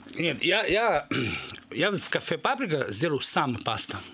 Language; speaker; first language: Russian; non-native, fluent; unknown